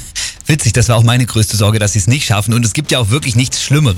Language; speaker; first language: German; native; German